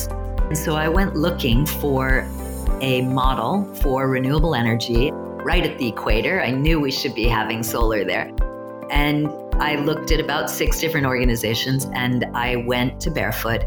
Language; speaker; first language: English; native; English